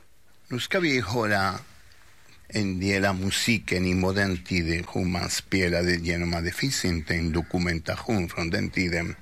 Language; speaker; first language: Swedish; non-native, fluent; Spanish